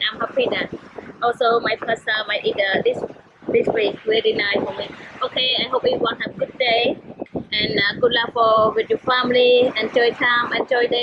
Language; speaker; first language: English; non-native, learner; Khmer